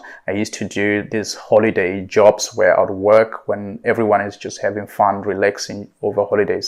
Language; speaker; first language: English; non-native, local second language; Southern Sotho